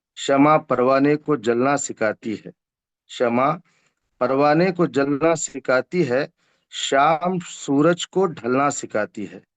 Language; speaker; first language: Hindi; non-native, local second language; Urdu